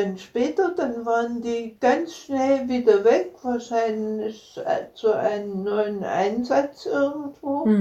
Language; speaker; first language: German; native; German